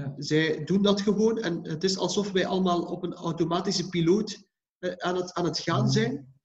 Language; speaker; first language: Dutch; early bilingual, other home language; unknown